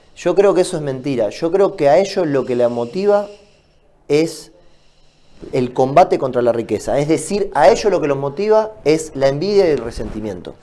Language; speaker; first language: Spanish; native; Spanish